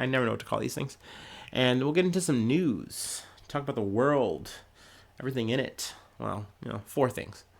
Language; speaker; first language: English; native; English